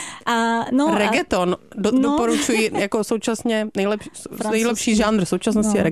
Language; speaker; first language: Czech; native; Czech